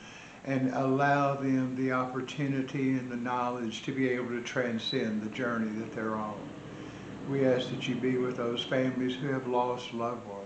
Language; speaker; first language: English; native; English